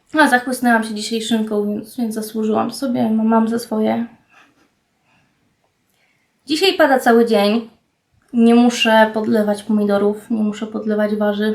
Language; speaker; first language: Polish; native; Polish